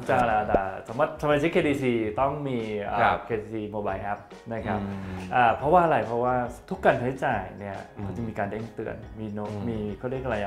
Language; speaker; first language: Thai; native; Thai